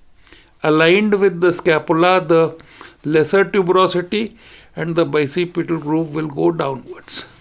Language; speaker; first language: English; non-native, local second language; Hindi